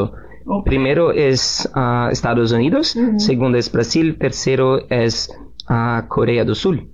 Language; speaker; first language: Spanish; non-native, learner; Portuguese